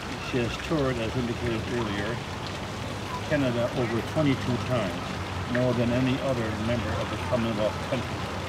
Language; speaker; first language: English; native; English